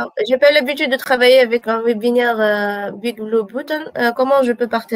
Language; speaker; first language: French; non-native, local second language; Arabic